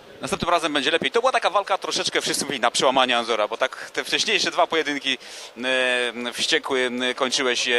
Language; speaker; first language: Polish; native; Polish